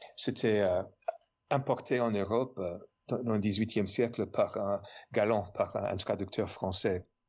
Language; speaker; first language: French; non-native, fluent; English